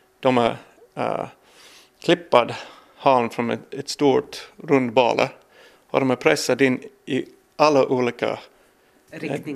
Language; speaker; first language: Swedish; non-native, learner; English